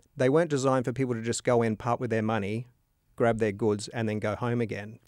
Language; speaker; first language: English; native; English